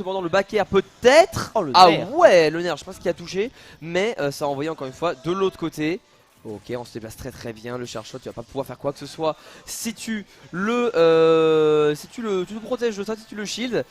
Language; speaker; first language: French; native; French